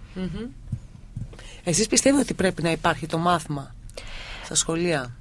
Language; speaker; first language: Greek; native; Greek